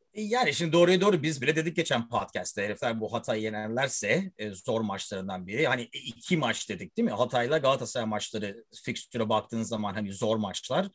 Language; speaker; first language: Turkish; early bilingual, heritage; Turkish